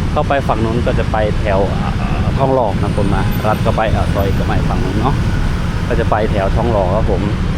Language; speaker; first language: Thai; non-native, fluent; Lao